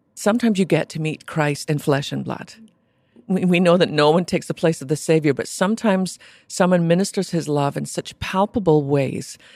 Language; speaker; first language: English; native; English